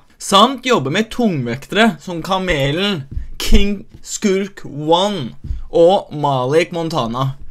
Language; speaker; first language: Norwegian; early bilingual, other home language; Albanian